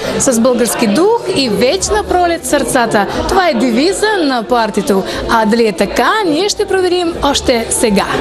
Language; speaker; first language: Bulgarian; early bilingual, heritage; Bulgarian